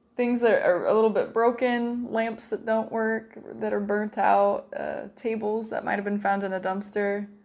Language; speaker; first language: English; native; English